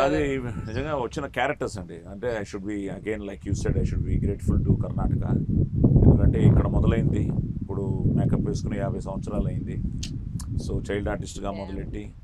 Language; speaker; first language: Telugu; native; Telugu